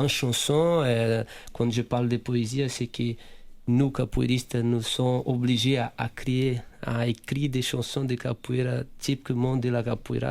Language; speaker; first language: French; non-native, fluent; Portuguese